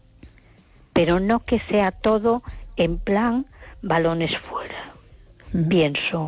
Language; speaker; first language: Spanish; native; Spanish